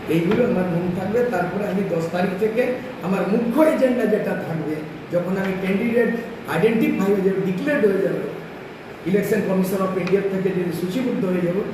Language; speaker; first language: Bangla; non-native, local second language; Santali